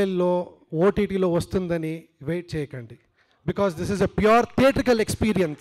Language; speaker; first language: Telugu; non-native, learner; Kannada